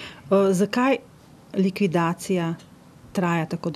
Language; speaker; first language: Slovenian; native; Slovenian